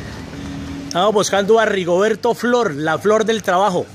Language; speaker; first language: Spanish; native; Spanish